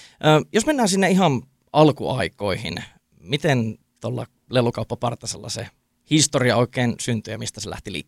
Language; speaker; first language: Finnish; native; Finnish